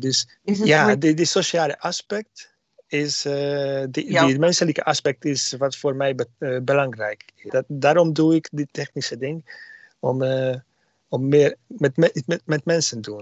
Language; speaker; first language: Dutch; non-native, learner; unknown